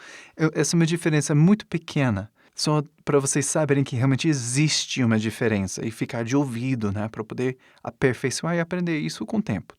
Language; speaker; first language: Portuguese; non-native, fluent; English